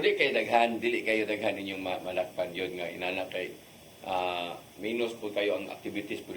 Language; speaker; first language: Cebuano; native; Cebuano